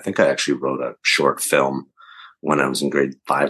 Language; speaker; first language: English; native; English